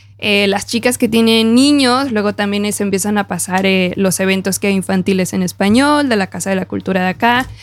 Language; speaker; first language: Spanish; native; Spanish